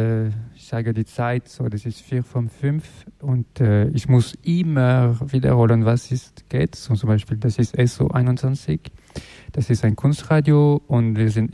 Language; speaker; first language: German; non-native, fluent; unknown